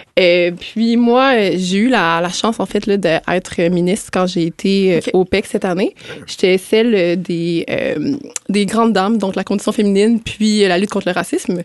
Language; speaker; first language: French; native; French